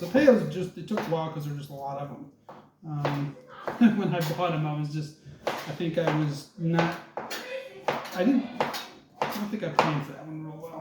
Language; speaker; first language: English; native; English